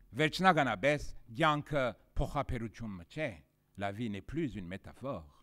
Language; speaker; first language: Armenian; early bilingual, heritage; Armenian